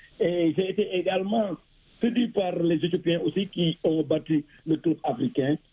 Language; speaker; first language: French; non-native, local second language; Wolof